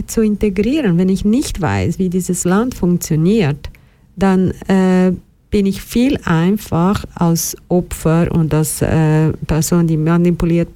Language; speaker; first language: German; non-native, fluent; Portuguese